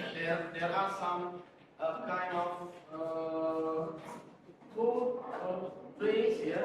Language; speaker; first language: English; non-native, learner; Indonesian